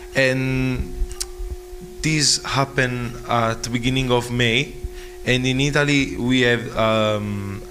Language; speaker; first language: English; non-native, fluent; Italian